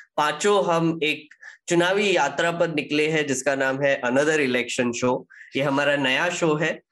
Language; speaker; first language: Hindi; native; Hindi